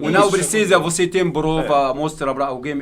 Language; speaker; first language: Portuguese; non-native, learner; Arabic